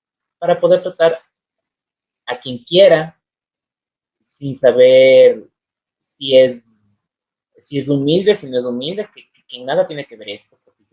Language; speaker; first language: Spanish; native; Spanish